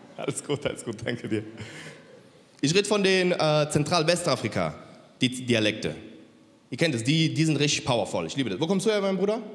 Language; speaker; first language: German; native; German